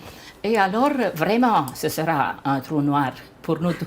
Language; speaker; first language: French; non-native, fluent; Romanian